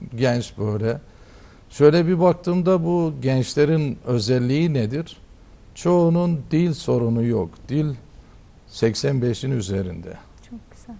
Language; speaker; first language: Turkish; native; Turkish